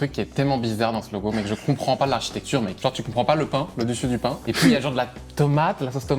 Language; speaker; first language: French; native; French